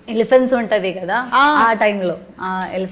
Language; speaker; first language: Telugu; non-native, learner; Malayalam